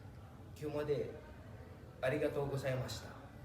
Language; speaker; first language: Japanese; non-native, learner; Filipino